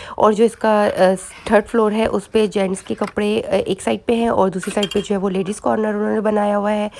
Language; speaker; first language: Urdu; native; Urdu